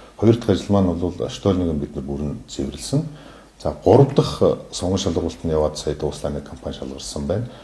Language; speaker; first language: Mongolian; non-native, local second language; Kazakh